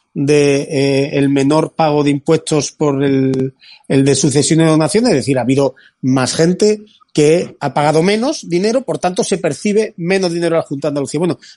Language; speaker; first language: Spanish; native; Spanish